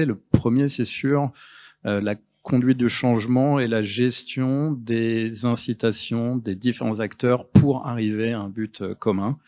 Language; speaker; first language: French; native; French